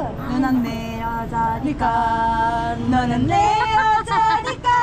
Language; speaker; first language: Korean; non-native, learner; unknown